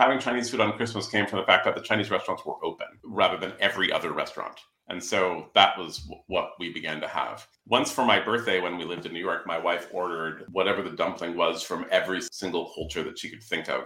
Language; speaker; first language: English; native; English